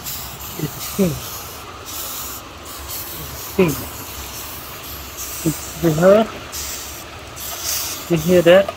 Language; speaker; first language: English; non-native, learner; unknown